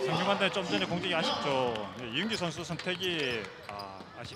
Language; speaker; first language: Korean; native; Korean